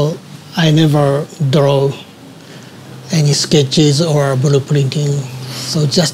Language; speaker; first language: English; non-native, learner; Japanese